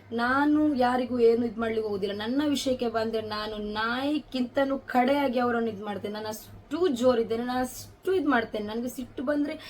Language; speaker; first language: Kannada; non-native, local second language; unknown